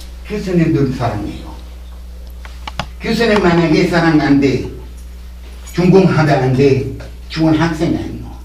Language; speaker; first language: Korean; non-native, learner; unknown